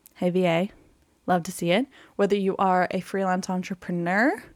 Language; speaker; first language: English; native; English